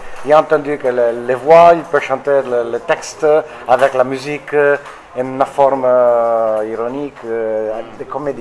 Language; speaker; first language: French; non-native, fluent; Italian